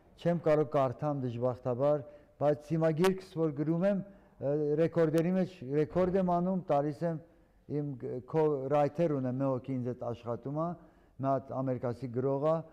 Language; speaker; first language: Armenian; early bilingual, heritage; Armenian